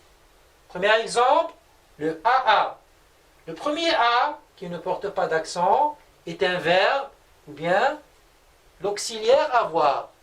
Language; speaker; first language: French; non-native, local second language; Arabic